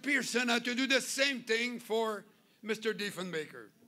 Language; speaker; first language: English; non-native, fluent; French